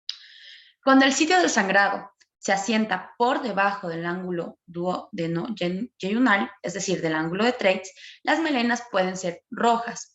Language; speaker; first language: Spanish; native; Spanish